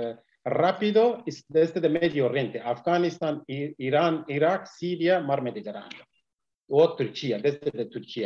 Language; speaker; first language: Spanish; non-native, learner; Kurdish